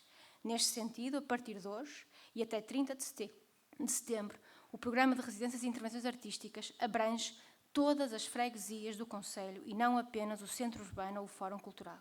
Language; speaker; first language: Portuguese; native; Portuguese